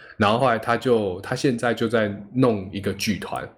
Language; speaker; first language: Chinese; non-native, local second language; Hakka Chinese